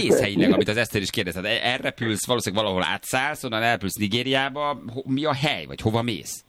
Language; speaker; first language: Hungarian; native; Hungarian